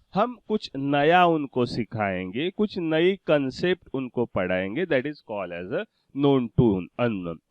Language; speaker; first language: Hindi; non-native, local second language; Marathi